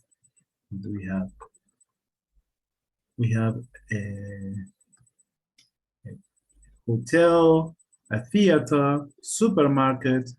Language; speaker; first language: English; non-native, fluent; Spanish